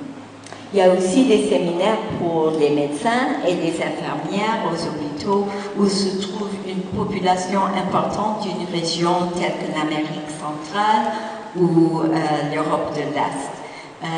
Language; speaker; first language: French; non-native, fluent; English